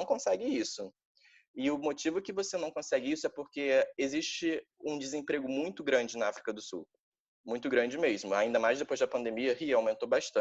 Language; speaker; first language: Portuguese; native; Portuguese